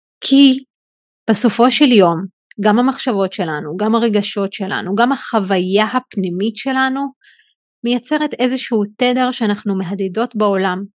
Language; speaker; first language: Hebrew; non-native, local second language; Arabic